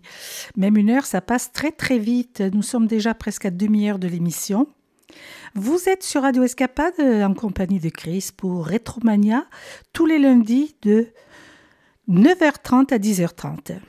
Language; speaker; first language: French; native; French